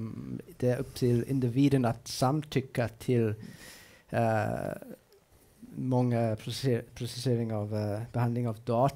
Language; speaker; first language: Swedish; non-native, fluent; English